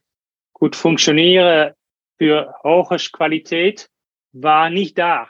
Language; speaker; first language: German; non-native, learner; Dutch